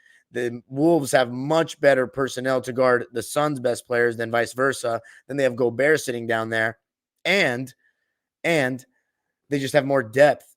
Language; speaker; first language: English; native; English